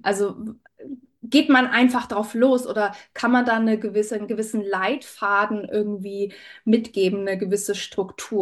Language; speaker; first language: German; native; German